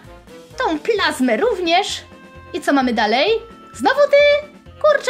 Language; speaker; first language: Polish; native; Polish